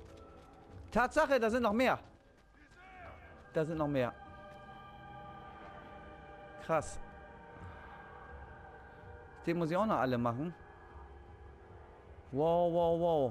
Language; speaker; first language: German; native; German